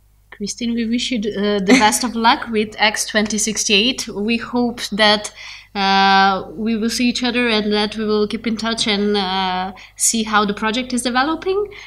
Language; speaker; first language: English; non-native, fluent; Macedonian